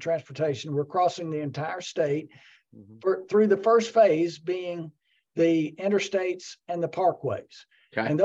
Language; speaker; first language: English; native; English